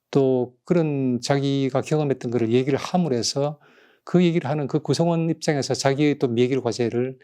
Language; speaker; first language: Korean; native; Korean